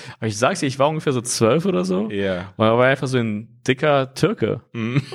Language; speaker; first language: German; non-native, fluent; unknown